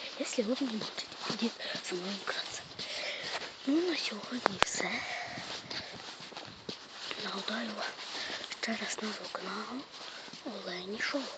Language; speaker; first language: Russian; non-native, local second language; Ukrainian